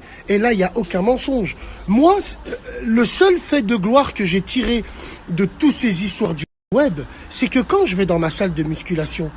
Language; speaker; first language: French; native; French